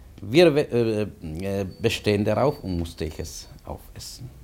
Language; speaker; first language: German; non-native, fluent; Czech